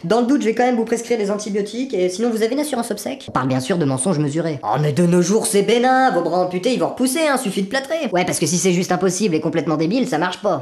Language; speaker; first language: French; native; French